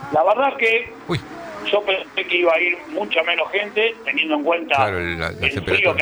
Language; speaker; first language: Spanish; native; Spanish